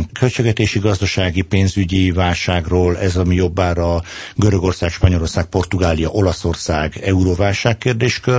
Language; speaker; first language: Hungarian; native; Hungarian